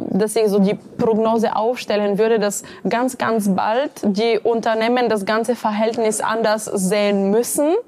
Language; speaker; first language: German; non-native, fluent; Bulgarian